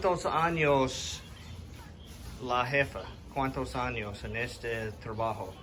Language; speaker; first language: Spanish; non-native, learner; English